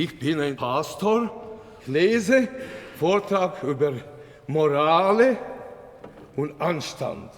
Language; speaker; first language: German; non-native, fluent; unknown